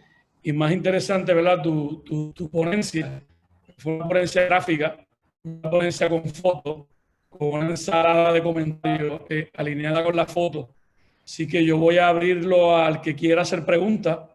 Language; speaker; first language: Spanish; native; Spanish